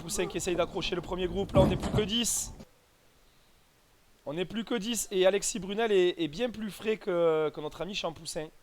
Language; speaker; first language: French; native; French